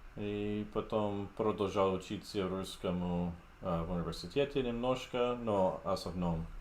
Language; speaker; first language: Russian; non-native, fluent; English